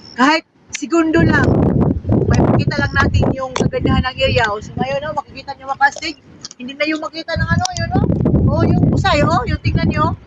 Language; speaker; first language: Filipino; non-native, local second language; Cebuano